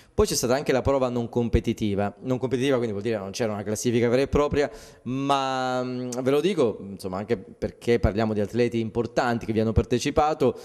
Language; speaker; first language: Italian; native; Italian